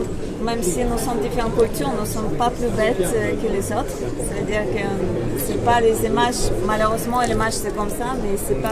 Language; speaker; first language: French; non-native, fluent; Russian